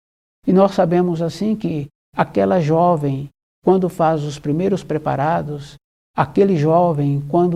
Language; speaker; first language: Portuguese; native; Portuguese